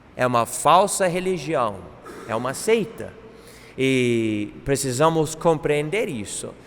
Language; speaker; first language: Portuguese; non-native, fluent; English